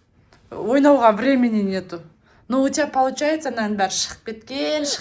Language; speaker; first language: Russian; non-native, local second language; Kazakh